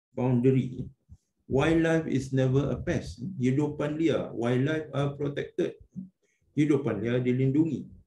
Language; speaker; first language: English; non-native, local second language; Malay